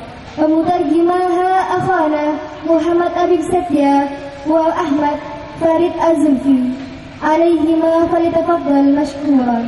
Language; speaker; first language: Arabic; non-native, learner; Indonesian